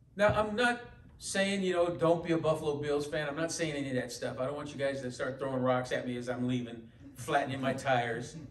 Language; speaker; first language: English; native; English